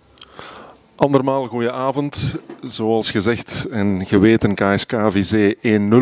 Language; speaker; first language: Dutch; native; Dutch